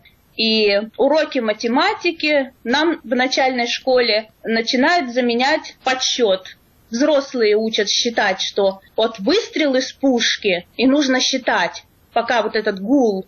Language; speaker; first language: Russian; native; Russian